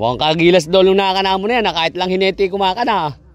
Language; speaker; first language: Filipino; native; Filipino